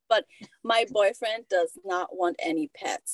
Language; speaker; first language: English; non-native, fluent; German